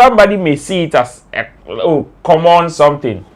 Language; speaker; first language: English; non-native, local second language; Akan